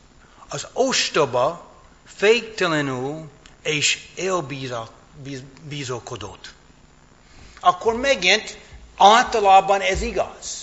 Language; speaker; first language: Hungarian; non-native, fluent; English